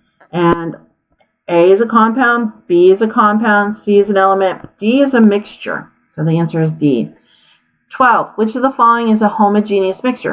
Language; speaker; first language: English; native; English